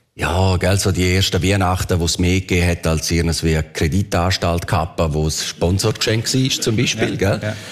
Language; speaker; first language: German; early bilingual, other home language; Italian